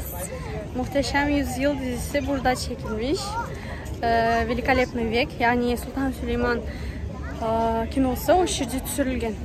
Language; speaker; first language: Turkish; non-native, learner; Kazakh